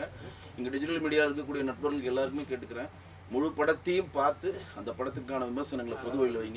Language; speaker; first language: Tamil; native; Tamil